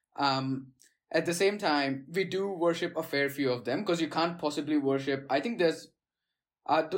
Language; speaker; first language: English; non-native, local second language; Gujarati